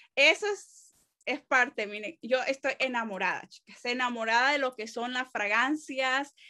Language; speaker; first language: Spanish; native; Spanish